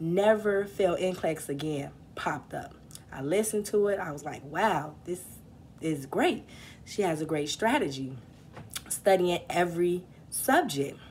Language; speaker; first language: English; native; English